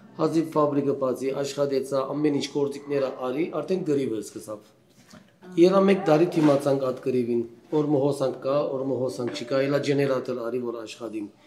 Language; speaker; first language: Armenian; early bilingual, heritage; Armenian